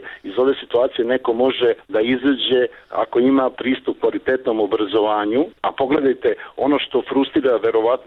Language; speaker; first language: Serbian; native; Serbian